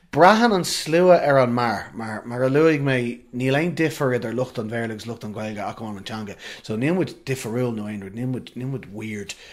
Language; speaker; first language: Irish; non-native, local second language; English